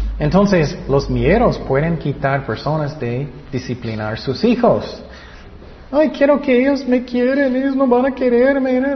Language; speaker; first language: Spanish; non-native, fluent; English